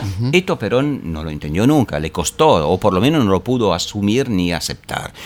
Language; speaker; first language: Spanish; non-native, fluent; Italian